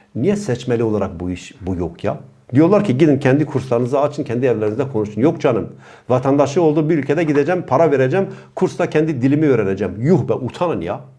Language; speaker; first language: Turkish; non-native, local second language; Kurdish